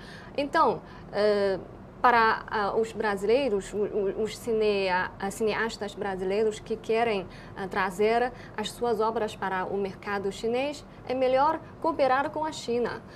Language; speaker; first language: Portuguese; non-native, fluent; Chinese